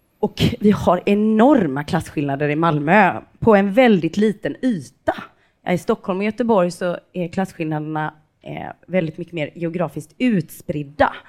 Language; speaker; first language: Swedish; native; Swedish